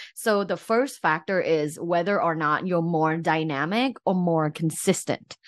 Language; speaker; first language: English; early bilingual, other home language; Thai